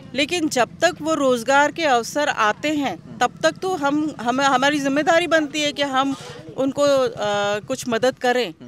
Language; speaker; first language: Hindi; native; Hindi